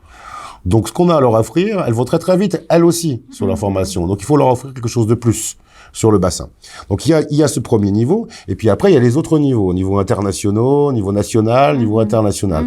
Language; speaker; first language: French; native; French